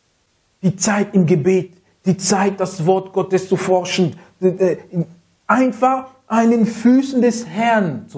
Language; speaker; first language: German; non-native, fluent; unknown